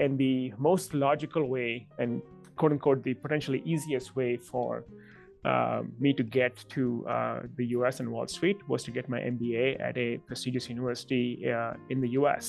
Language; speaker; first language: English; non-native, local second language; Hindi